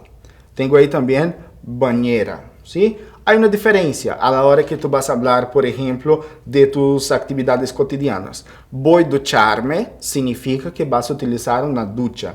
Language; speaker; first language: Spanish; non-native, fluent; Portuguese